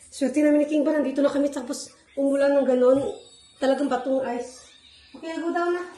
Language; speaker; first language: Filipino; non-native, local second language; Hiligaynon